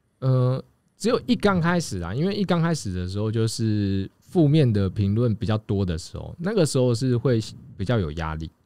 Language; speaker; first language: Chinese; native; Chinese